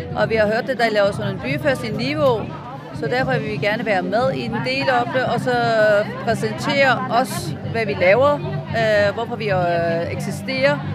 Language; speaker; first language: Danish; non-native, fluent; Turkish